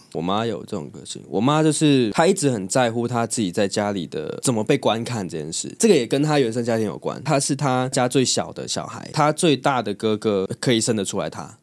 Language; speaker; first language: Chinese; non-native, local second language; Cantonese